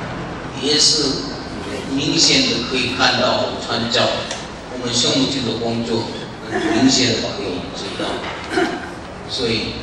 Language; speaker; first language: Chinese; non-native, learner; Korean